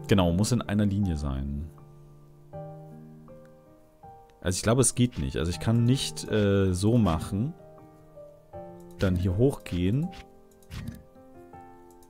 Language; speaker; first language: German; native; German